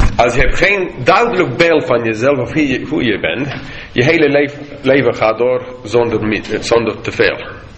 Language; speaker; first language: Dutch; non-native, fluent; English